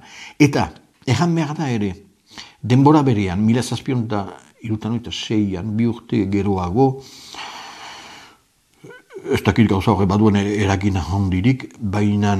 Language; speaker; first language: Basque; native; Basque